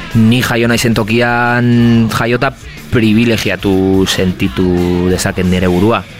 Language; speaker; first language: Basque; non-native, local second language; Spanish